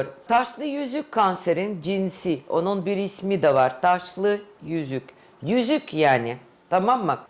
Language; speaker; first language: Turkish; non-native, fluent; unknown